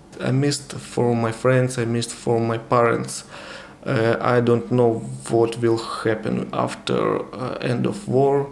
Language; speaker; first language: English; non-native, learner; Ukrainian